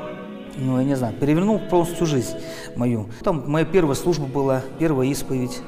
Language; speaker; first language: Russian; native; Russian